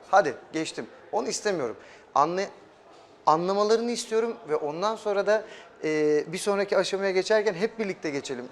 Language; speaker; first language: Turkish; early bilingual, heritage; German